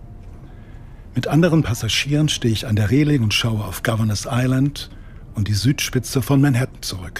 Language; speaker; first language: German; native; German